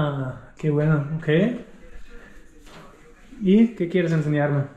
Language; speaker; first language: Spanish; non-native, learner; German